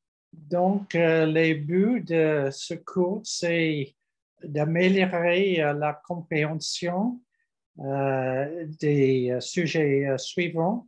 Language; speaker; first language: French; non-native, learner; English